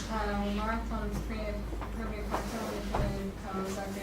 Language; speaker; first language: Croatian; non-native, learner; English